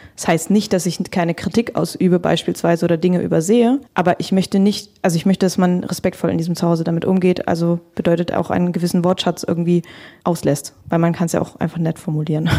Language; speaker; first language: German; early bilingual, other home language; Russian